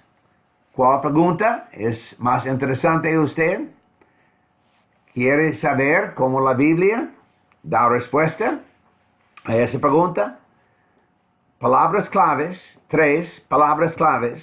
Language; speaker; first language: Spanish; non-native, fluent; English